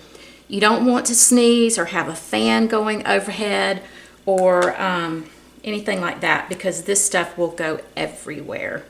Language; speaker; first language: English; native; English